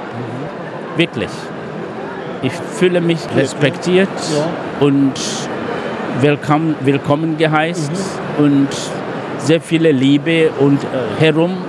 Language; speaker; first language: German; non-native, fluent; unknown